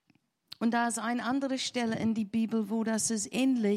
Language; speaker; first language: German; non-native, learner; English